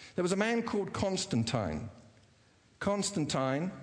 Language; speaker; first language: English; native; English